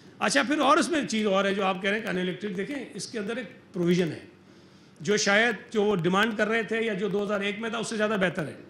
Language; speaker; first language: Urdu; native; Urdu